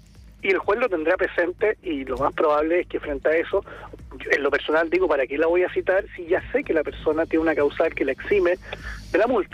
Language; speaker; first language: Spanish; native; Spanish